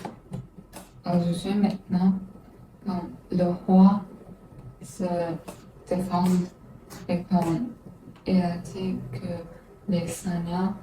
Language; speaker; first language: French; non-native, learner; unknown